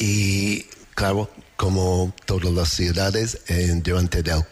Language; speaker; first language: Spanish; non-native, learner; English